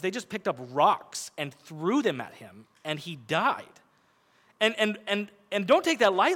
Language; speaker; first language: English; native; English